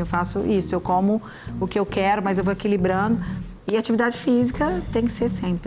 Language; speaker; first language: Portuguese; native; Portuguese